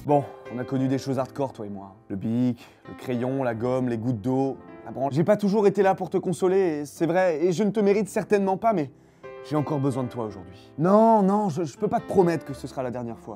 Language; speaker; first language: French; native; French